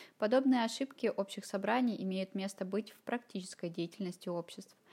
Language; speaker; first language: Russian; native; Russian